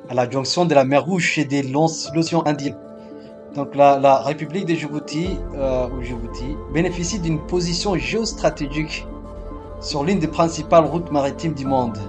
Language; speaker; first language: French; non-native, local second language; Somali